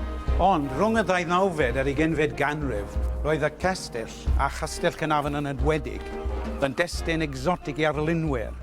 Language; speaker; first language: Welsh; native; Welsh